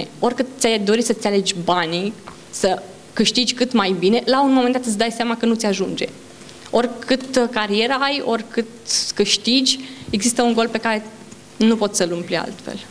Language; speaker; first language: Romanian; native; Romanian